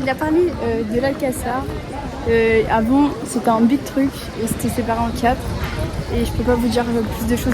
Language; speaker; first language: French; native; French